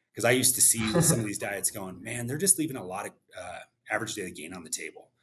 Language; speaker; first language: English; native; English